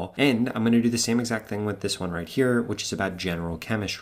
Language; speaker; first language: English; native; English